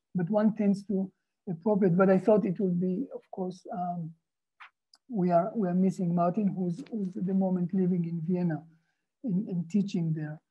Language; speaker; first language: English; non-native, fluent; Hebrew